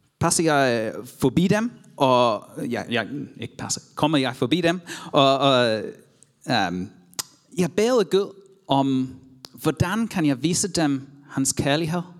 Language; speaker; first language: Danish; non-native, learner; English